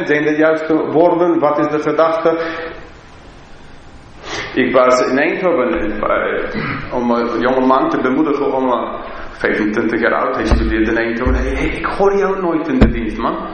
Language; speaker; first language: Dutch; non-native, fluent; English